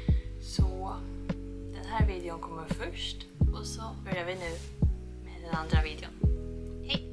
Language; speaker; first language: Swedish; early bilingual, heritage; Korean